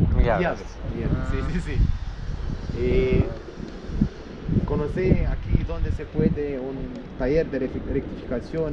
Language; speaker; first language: Spanish; non-native, learner; Romanian